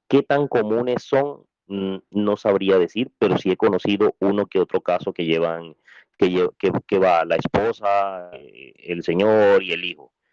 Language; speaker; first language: Spanish; native; Spanish